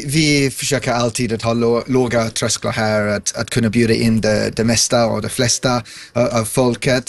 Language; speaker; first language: Swedish; non-native, fluent; English